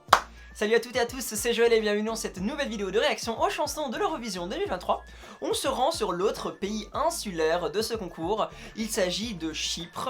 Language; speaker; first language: French; native; French